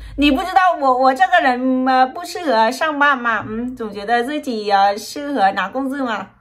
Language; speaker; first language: Chinese; non-native, fluent; Vietnamese